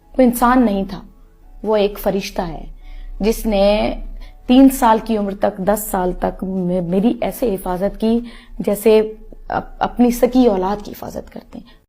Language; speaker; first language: Urdu; non-native, local second language; Punjabi